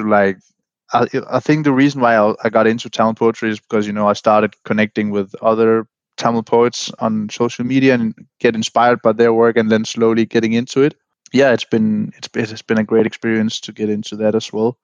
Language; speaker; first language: English; non-native, fluent; Danish